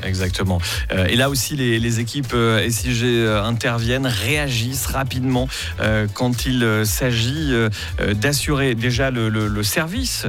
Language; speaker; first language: French; native; French